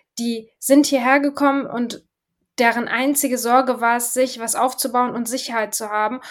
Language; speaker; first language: German; early bilingual, other home language; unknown